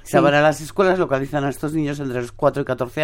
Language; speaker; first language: Spanish; native; Spanish